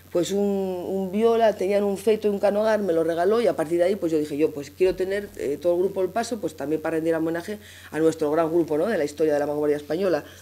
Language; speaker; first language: Spanish; native; Spanish